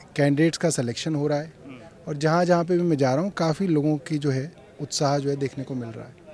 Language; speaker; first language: Hindi; native; Hindi